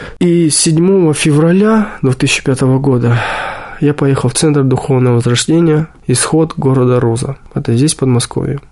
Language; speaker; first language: Russian; native; Russian